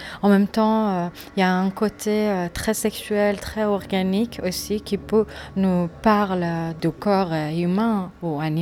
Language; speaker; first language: French; non-native, fluent; Persian